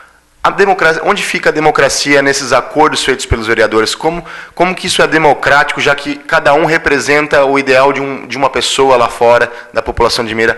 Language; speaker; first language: Portuguese; native; Portuguese